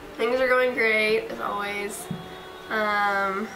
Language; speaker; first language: English; native; English